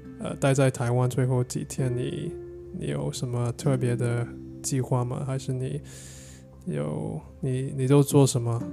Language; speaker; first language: Chinese; non-native, learner; English